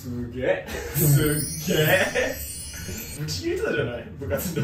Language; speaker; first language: Japanese; native; Japanese